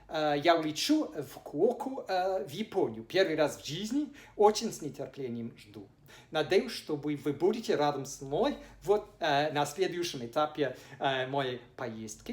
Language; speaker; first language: Russian; non-native, fluent; English